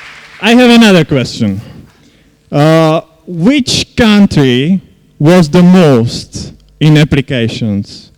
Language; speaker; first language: English; non-native, fluent; Czech